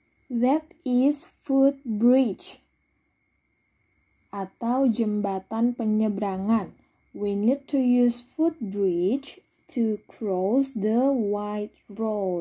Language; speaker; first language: English; non-native, fluent; Indonesian